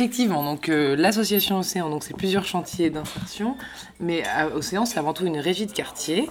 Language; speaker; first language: French; native; French